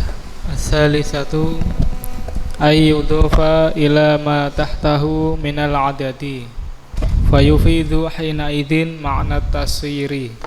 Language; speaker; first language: Arabic; non-native, learner; Indonesian